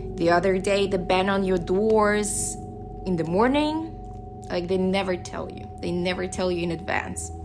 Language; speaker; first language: English; non-native, fluent; Russian